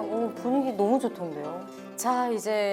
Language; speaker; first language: Korean; native; Korean